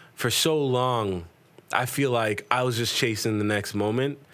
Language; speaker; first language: English; native; English